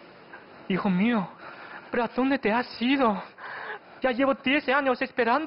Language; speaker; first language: Spanish; non-native, fluent; Chinese